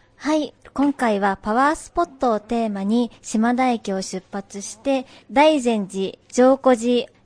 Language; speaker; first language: Japanese; native; Japanese